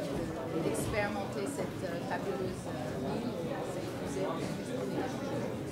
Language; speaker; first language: French; non-native, fluent; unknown